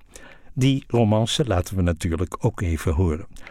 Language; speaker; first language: Dutch; native; Dutch